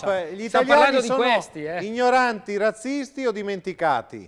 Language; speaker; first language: Italian; native; Italian